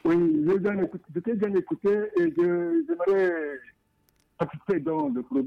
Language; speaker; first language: French; non-native, learner; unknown